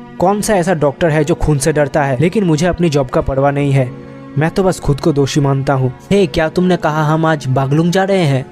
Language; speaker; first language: Hindi; native; Hindi